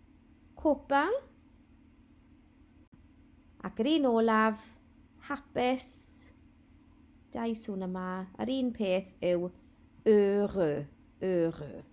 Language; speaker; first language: Welsh; non-native, local second language; English